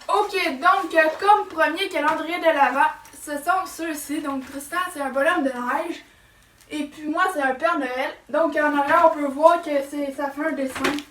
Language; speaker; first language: French; native; French